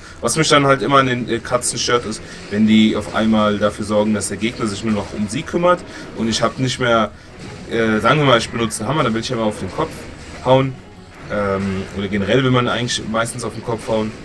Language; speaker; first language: German; native; German